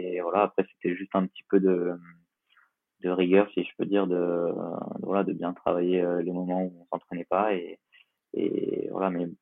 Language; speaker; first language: French; native; French